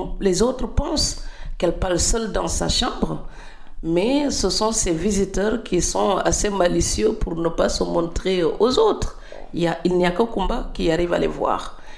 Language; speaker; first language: French; non-native, local second language; Serer